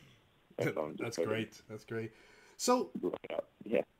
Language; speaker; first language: English; native; English